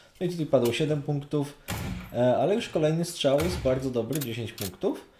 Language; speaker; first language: Polish; native; Polish